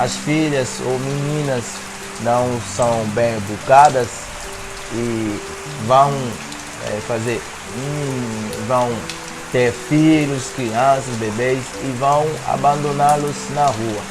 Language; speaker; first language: Portuguese; non-native, fluent; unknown